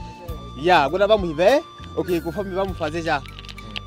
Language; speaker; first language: Portuguese; non-native, learner; Vietnamese